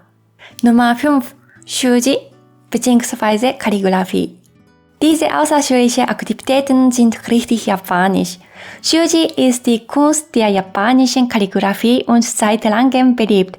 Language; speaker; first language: German; non-native, fluent; Japanese